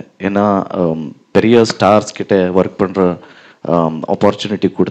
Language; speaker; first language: Tamil; non-native, learner; Kannada